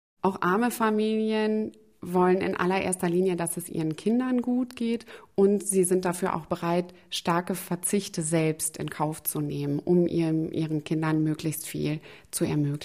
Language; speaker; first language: German; native; German